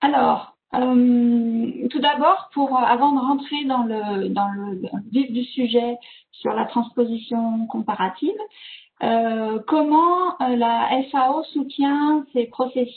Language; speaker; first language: French; native; French